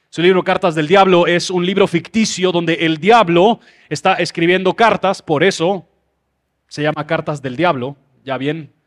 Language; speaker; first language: Spanish; native; Spanish